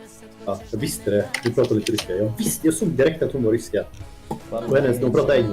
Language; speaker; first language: Swedish; native; Swedish